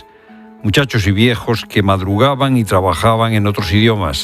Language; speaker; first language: Spanish; native; Spanish